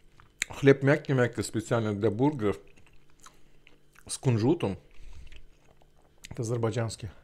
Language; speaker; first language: Russian; non-native, local second language; Azerbaijani